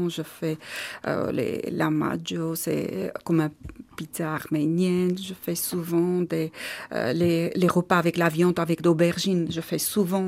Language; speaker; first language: French; non-native, learner; Armenian